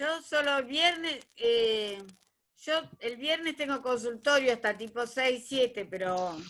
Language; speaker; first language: Spanish; native; Spanish